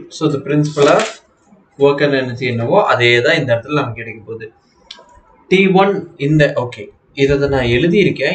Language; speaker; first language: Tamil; native; Tamil